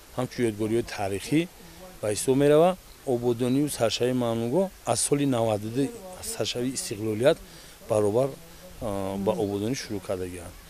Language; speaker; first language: Tajik; native; Tajik